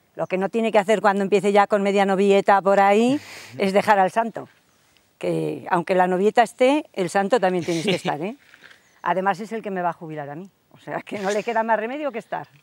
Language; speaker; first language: Spanish; native; Spanish